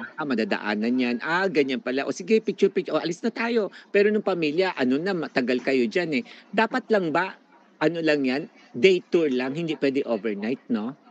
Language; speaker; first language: Filipino; native; Filipino